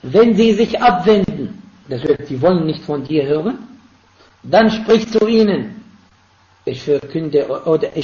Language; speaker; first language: German; non-native, fluent; Arabic